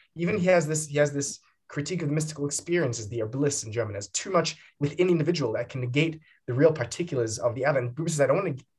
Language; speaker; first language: English; native; English